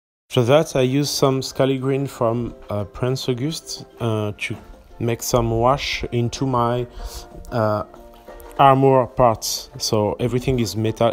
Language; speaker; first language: English; non-native, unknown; French